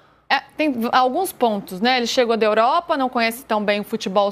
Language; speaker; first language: Portuguese; native; Portuguese